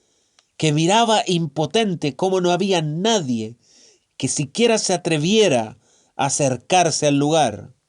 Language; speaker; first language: Spanish; native; Spanish